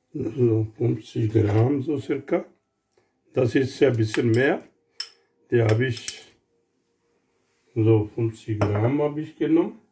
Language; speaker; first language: German; non-native, learner; Urdu